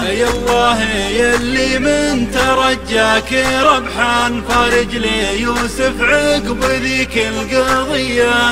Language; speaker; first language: Arabic; native; Arabic